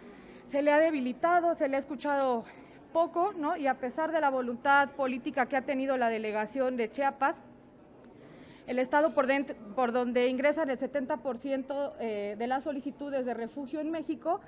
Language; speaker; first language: Spanish; native; Spanish